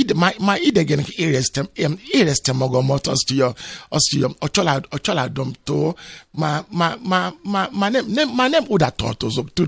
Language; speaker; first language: Hungarian; non-native, fluent; Yoruba